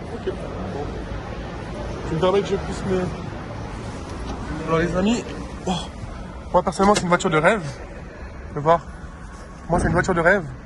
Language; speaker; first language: French; native; French